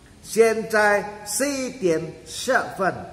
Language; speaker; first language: Chinese; non-native, fluent; Indonesian